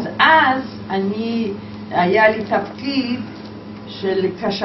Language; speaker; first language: Hebrew; non-native, fluent; Polish